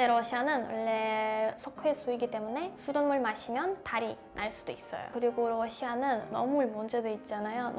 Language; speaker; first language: Korean; non-native, fluent; Russian